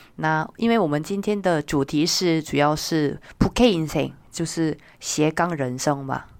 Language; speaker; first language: Chinese; non-native, fluent; Korean